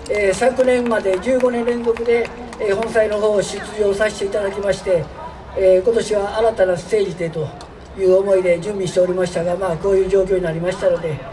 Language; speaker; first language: Japanese; native; Japanese